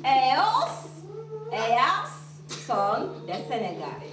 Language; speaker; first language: Spanish; non-native, learner; Wolof